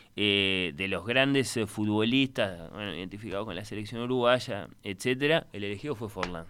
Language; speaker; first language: Spanish; native; Spanish